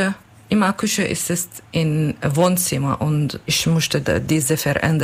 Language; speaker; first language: German; non-native, learner; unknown